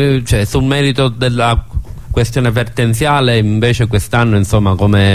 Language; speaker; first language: Italian; native; Italian